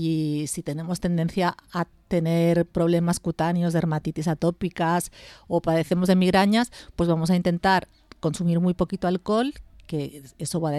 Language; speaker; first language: Spanish; native; Spanish